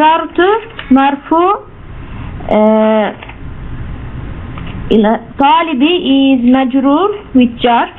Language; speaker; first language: Arabic; non-native, learner; Turkish